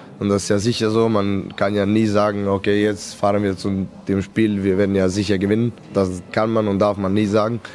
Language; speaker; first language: German; non-native, fluent; Serbian